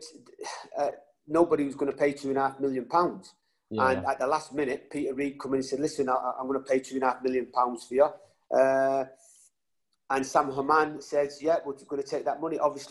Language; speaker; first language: English; native; English